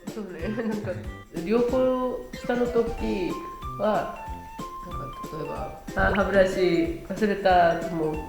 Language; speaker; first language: Japanese; non-native, learner; Spanish